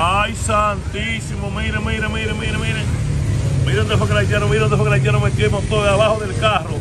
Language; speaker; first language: Spanish; native; Spanish